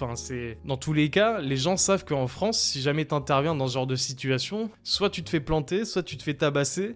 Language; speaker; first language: French; native; French